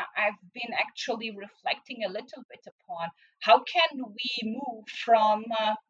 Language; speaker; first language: English; non-native, fluent; Portuguese